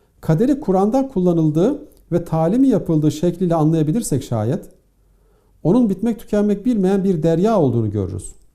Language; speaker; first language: Turkish; native; Turkish